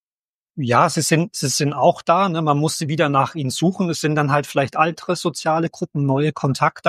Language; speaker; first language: German; native; German